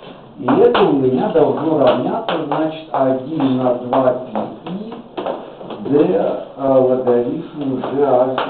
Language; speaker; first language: Russian; native; Russian